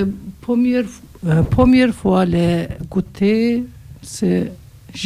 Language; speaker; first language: French; non-native, learner; Turkish